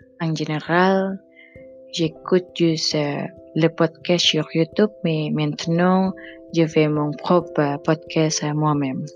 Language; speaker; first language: French; non-native, learner; Indonesian